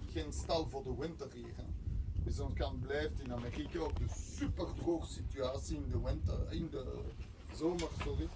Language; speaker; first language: Dutch; non-native, learner; French